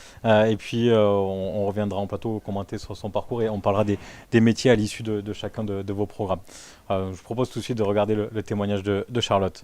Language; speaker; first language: French; native; French